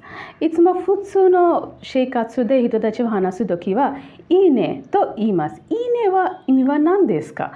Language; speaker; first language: Japanese; non-native, learner; Bangla